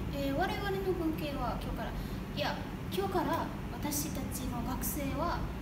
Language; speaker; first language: Japanese; non-native, learner; Malay